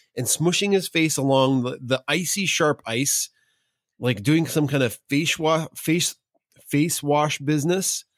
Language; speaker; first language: English; native; English